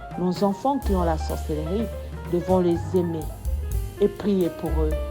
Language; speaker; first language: French; non-native, local second language; Lingala